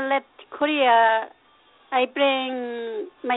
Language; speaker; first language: English; non-native, learner; Korean